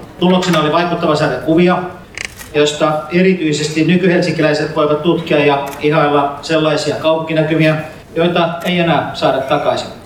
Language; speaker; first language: Finnish; native; Finnish